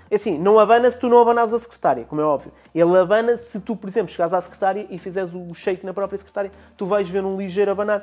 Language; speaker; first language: Portuguese; native; Portuguese